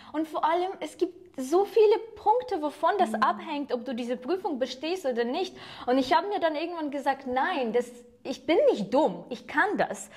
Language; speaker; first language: German; non-native, fluent; Ukrainian